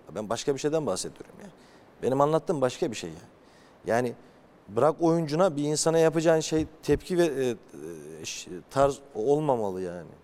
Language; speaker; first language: Turkish; native; Turkish